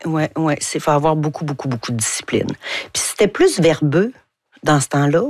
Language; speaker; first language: French; native; French